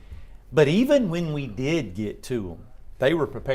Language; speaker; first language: English; native; English